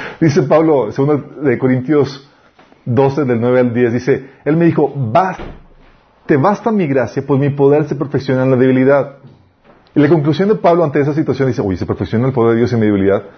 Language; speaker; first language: Spanish; native; Spanish